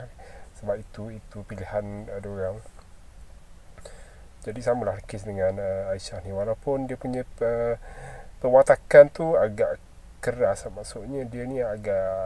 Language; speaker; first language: Malay; native; Malay